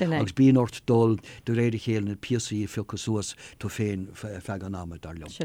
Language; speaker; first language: Irish; non-native, local second language; English